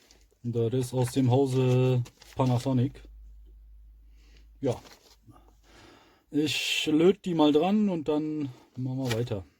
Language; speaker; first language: German; native; German